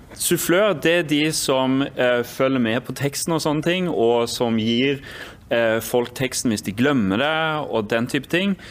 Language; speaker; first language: Norwegian; native; Norwegian